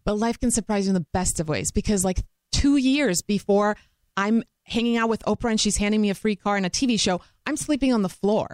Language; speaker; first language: English; non-native, fluent; Croatian